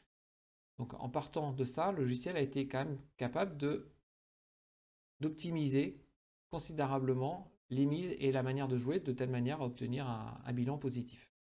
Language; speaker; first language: French; native; French